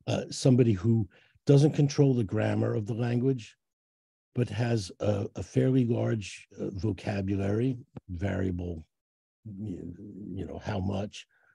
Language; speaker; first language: English; native; English